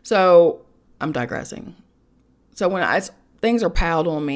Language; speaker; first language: English; native; English